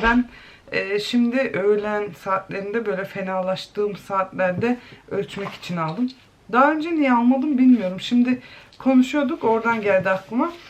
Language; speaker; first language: Turkish; early bilingual, heritage; Turkish